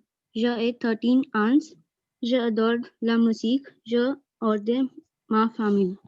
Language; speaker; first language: French; non-native, learner; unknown